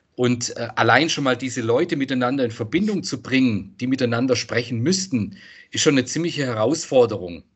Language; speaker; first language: German; native; German